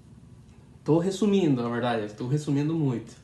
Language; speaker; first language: Portuguese; non-native, learner; Spanish